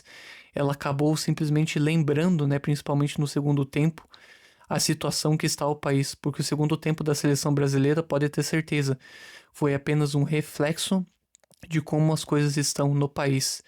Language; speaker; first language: Portuguese; native; Portuguese